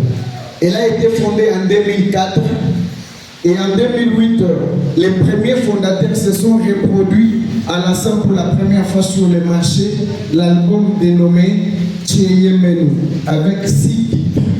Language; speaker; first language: French; non-native, local second language; Luba-Lulua